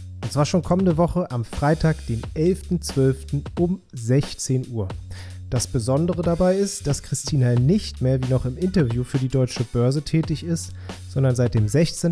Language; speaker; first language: German; native; German